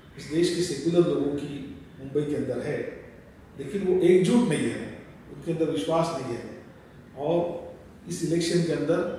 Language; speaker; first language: Hindi; non-native, local second language; Marathi